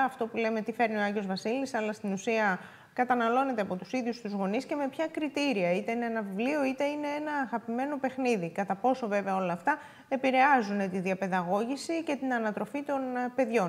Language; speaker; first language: Greek; native; Greek